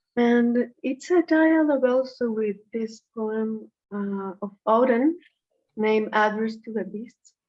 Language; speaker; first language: English; non-native, fluent; Spanish